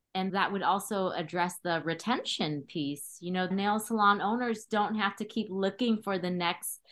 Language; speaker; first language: English; early bilingual, other home language; Khmer